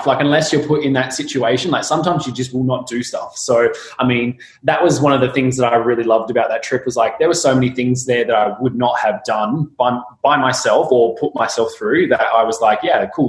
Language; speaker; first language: English; native; English